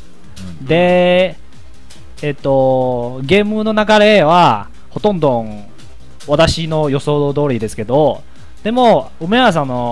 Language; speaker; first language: Japanese; non-native, learner; Chinese